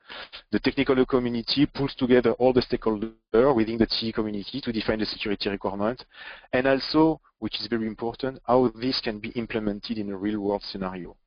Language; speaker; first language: English; non-native, fluent; French